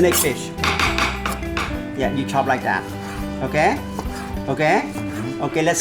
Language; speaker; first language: English; non-native, learner; Khmer